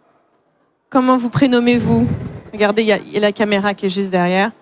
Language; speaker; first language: French; native; French